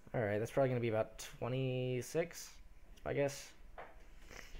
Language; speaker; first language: English; native; English